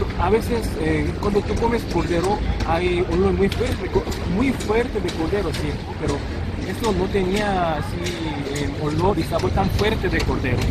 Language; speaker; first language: Spanish; non-native, learner; Korean